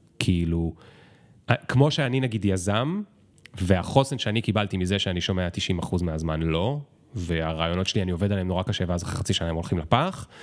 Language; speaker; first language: Hebrew; native; Hebrew